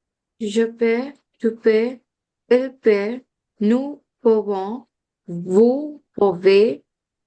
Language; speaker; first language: French; non-native, learner; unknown